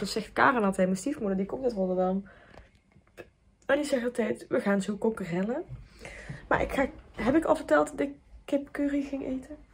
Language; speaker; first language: Dutch; native; Dutch